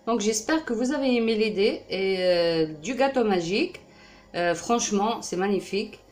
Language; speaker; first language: French; non-native, local second language; Arabic